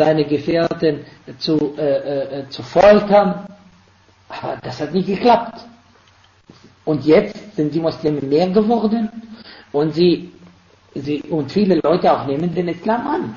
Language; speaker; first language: German; non-native, fluent; Arabic